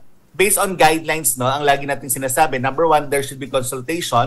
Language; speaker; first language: Filipino; native; Filipino